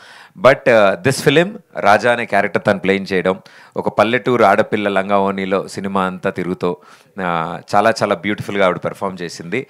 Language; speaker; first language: Telugu; native; Telugu